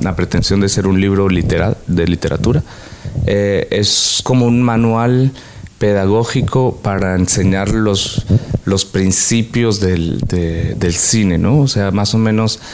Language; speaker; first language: Spanish; native; Spanish